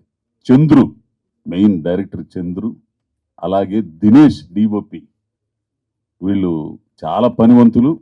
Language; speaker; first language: Telugu; native; Telugu